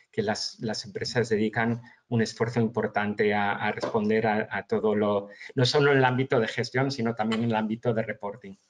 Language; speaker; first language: Spanish; early bilingual, heritage; Spanish